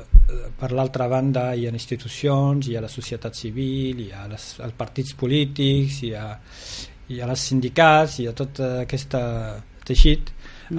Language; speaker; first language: Catalan; non-native, fluent; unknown